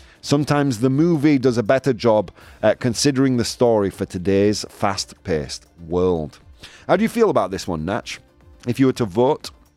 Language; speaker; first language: English; native; English